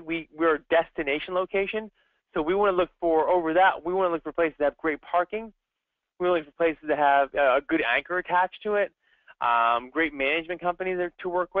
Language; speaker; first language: English; native; English